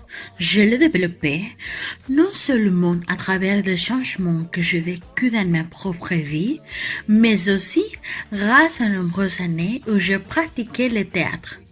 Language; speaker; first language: French; non-native, fluent; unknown